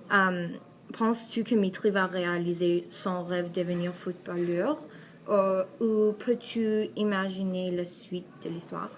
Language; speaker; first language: French; non-native, learner; Persian